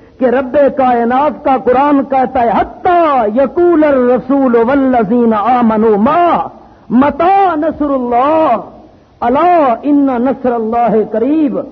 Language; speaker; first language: Urdu; non-native, local second language; Pashto